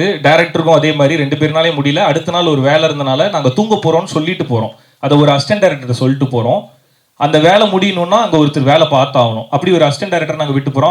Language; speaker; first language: Tamil; native; Tamil